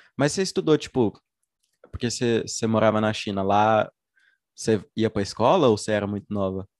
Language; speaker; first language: Portuguese; native; Portuguese